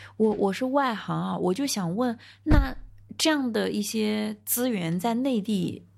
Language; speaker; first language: Chinese; native; Chinese